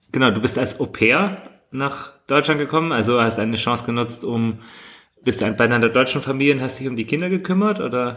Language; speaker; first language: German; native; German